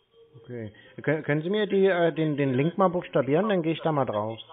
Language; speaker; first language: German; native; German